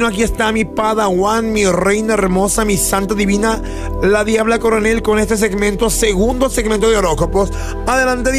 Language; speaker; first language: Spanish; native; Spanish